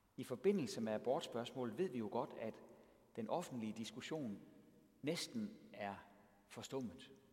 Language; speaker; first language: Danish; native; Danish